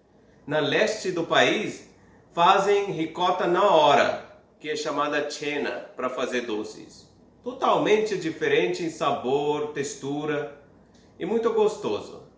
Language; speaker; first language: Portuguese; non-native, fluent; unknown